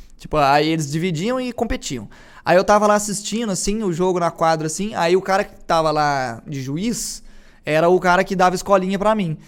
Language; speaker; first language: Portuguese; native; Portuguese